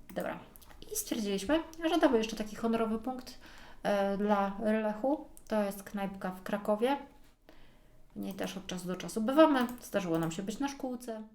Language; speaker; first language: Polish; native; Polish